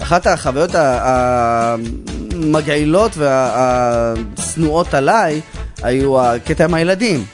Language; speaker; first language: Hebrew; native; Hebrew